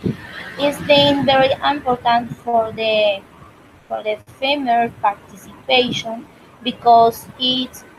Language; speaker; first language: English; non-native, learner; Spanish